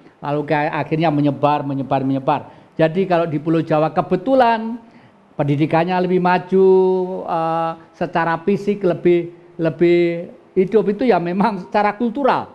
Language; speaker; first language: Indonesian; non-native, local second language; Javanese